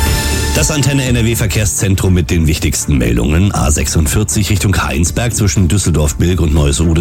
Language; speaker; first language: German; native; German